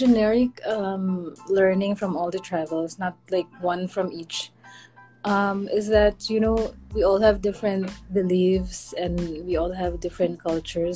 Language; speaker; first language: English; non-native, local second language; Filipino